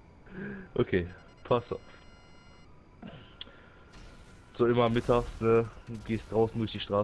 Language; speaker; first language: German; native; German